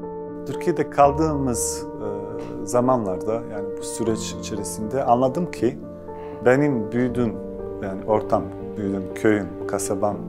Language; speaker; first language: Turkish; non-native, fluent; Bosnian